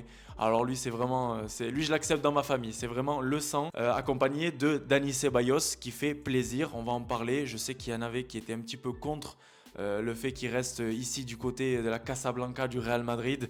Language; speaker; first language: French; native; French